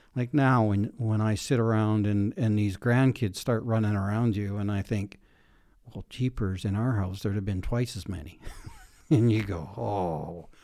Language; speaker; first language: English; native; English